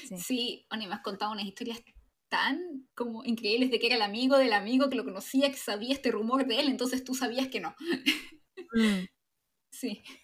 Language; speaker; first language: Spanish; native; Spanish